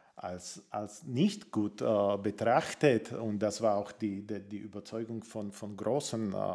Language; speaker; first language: German; non-native, fluent; Slovak